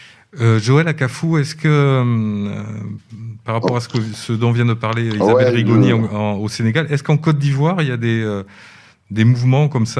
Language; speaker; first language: French; native; French